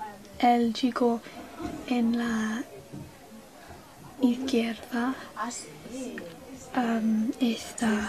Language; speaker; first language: Spanish; non-native, learner; English